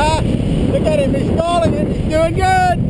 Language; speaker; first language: English; native; English